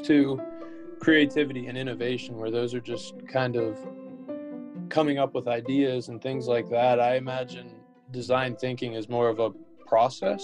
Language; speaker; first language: English; native; English